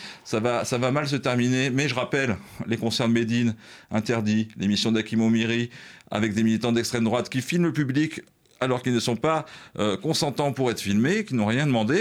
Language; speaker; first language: French; native; French